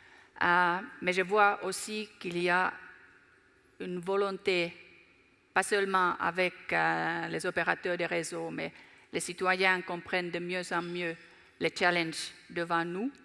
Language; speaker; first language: French; non-native, fluent; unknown